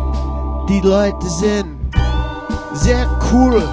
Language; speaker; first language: German; non-native, learner; English